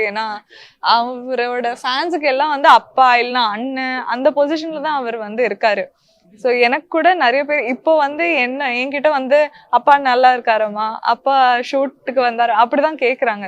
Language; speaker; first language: Tamil; native; Tamil